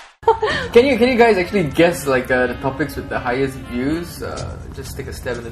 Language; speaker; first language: English; native; English